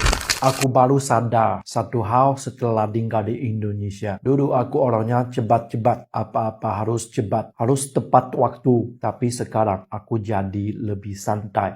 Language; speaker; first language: Indonesian; non-native, fluent; Chinese